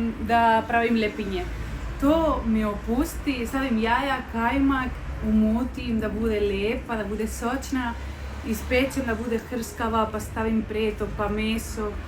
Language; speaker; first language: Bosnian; non-native, learner; Spanish